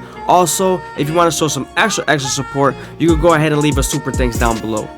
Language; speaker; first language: English; native; English